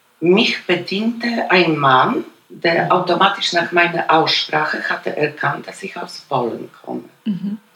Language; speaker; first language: German; non-native, fluent; Polish